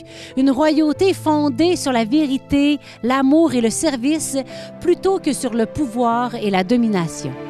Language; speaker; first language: French; native; French